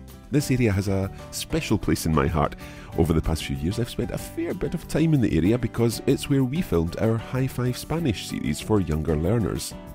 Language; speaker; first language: English; native; English